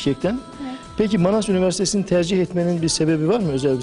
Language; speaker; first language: Turkish; native; Turkish